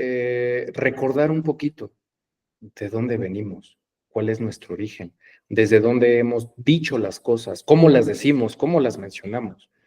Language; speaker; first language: Spanish; native; Spanish